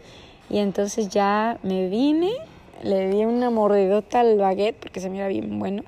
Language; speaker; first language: Spanish; native; Spanish